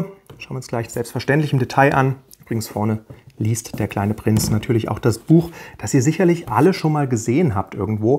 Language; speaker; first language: German; native; German